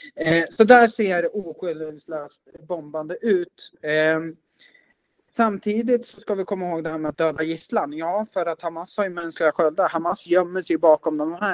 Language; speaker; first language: Swedish; native; Swedish